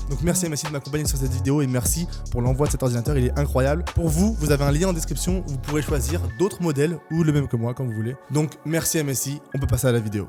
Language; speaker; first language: French; native; French